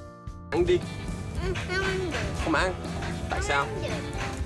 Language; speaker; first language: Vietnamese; non-native, learner; English